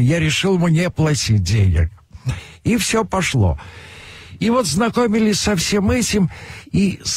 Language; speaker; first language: Russian; native; Russian